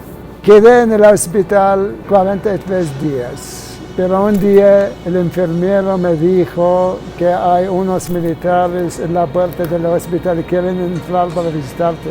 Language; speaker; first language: Spanish; non-native, fluent; Arabic